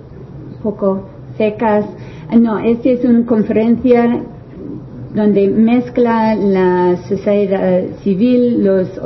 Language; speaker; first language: Spanish; non-native, learner; English